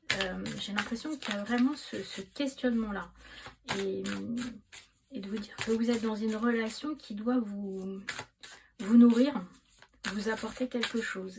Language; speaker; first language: French; native; French